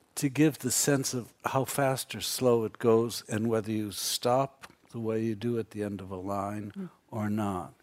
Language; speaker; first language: English; native; English